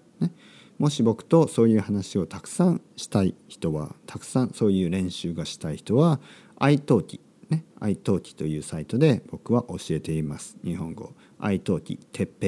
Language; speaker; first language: Japanese; native; Japanese